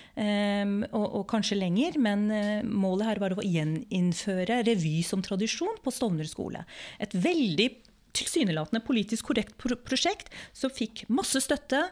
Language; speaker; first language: Norwegian; early bilingual, other home language; Urdu